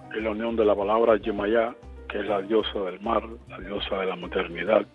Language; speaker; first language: Spanish; native; Spanish